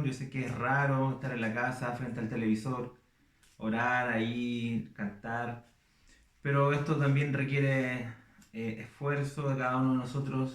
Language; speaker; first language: Spanish; native; Spanish